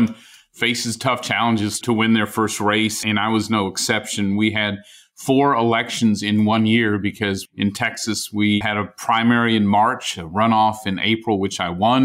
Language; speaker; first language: English; native; English